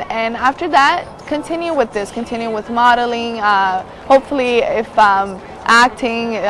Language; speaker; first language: English; early bilingual, other home language; Portuguese